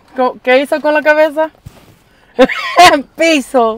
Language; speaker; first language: Spanish; early bilingual, heritage; English